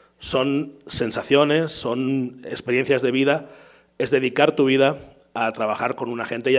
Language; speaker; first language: Spanish; native; Spanish